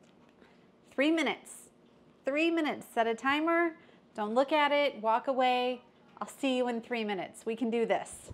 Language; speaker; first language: English; native; English